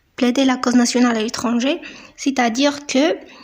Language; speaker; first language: French; non-native, local second language; Arabic